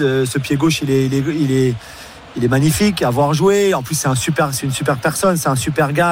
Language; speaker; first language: French; non-native, fluent; English